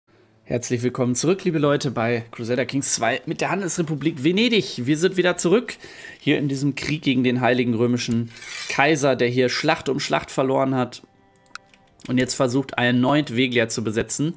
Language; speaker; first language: German; native; German